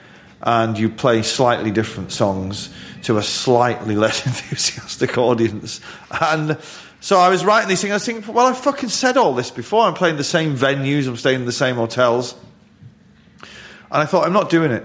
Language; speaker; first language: English; native; English